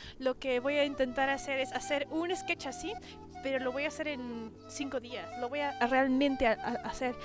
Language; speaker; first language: Spanish; early bilingual, heritage; Spanish